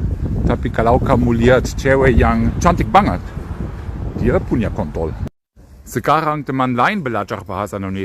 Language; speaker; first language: Indonesian; non-native, fluent; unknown